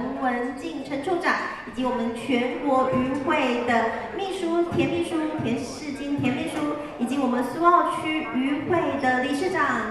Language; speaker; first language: Chinese; native; Chinese